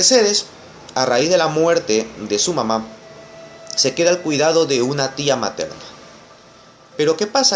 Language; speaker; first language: Spanish; native; Spanish